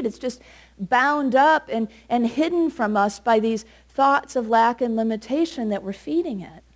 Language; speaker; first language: English; native; English